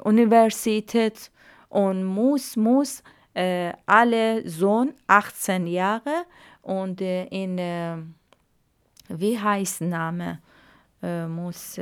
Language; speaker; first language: German; non-native, learner; Arabic